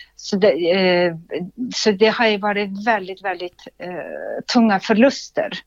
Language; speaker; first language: Swedish; non-native, fluent; Russian